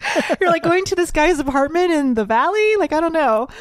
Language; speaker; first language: English; native; English